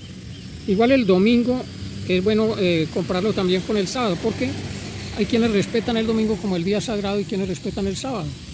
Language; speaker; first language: Spanish; native; Spanish